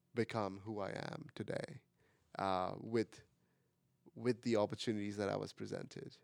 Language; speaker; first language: English; non-native, local second language; Marathi